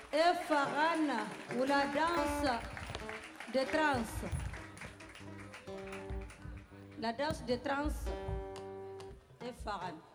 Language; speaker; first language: French; non-native, local second language; Tamasheq